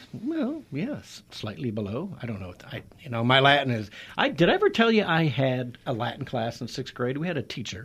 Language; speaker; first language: English; native; English